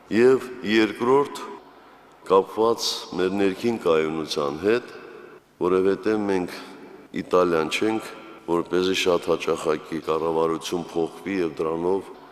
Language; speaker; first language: Armenian; native; Armenian